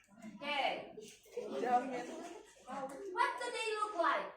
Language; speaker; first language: English; non-native, learner; Indonesian